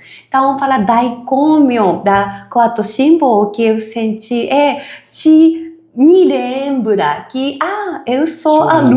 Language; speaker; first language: Portuguese; non-native, fluent; Japanese